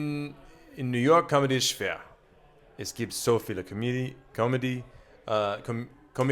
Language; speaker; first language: German; non-native, learner; English